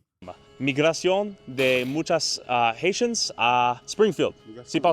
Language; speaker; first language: Spanish; non-native, learner; English